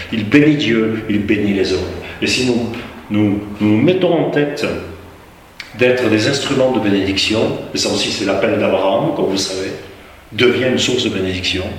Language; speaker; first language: French; native; French